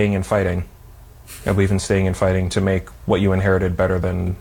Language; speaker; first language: English; native; English